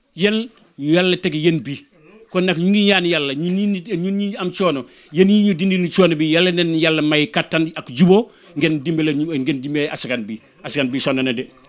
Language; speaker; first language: Wolof; non-native, local second language; Fula